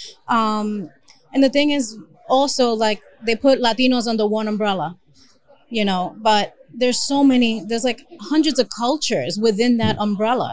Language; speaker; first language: English; early bilingual, other home language; Spanish